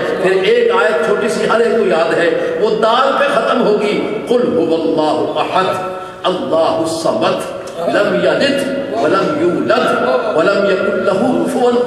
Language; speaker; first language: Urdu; native; Urdu